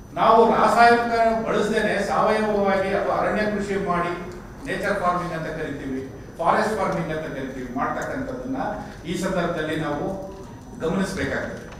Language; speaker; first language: Kannada; native; Kannada